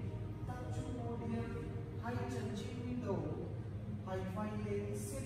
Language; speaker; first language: Vietnamese; non-native, learner; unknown